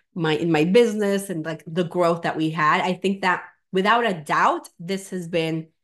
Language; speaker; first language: English; non-native, fluent; Spanish